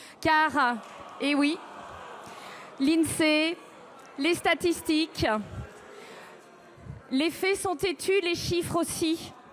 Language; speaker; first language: French; native; French